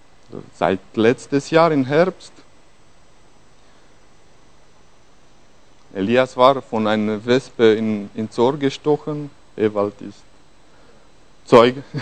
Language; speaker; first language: German; non-native, fluent; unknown